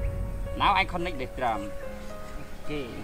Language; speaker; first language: English; non-native, learner; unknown